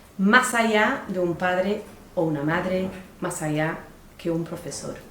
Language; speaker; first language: Spanish; non-native, fluent; English